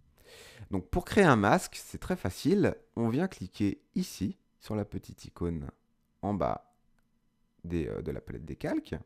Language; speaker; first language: French; native; French